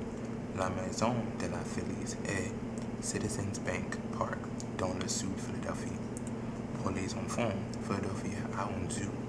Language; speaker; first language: French; non-native, learner; English